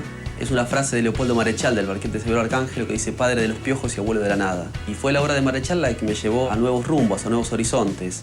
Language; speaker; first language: Spanish; native; Spanish